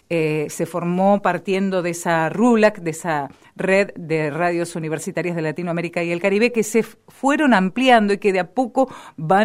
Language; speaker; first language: Spanish; native; Spanish